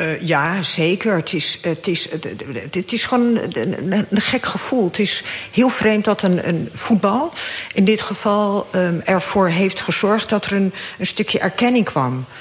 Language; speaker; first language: Dutch; early bilingual, other home language; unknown